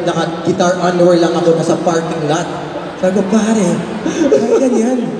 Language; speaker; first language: Filipino; native; Filipino